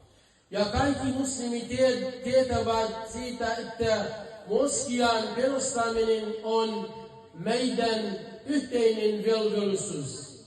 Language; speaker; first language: Finnish; non-native, fluent; Arabic